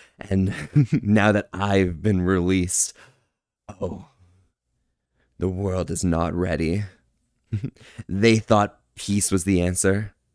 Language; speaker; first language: English; native; English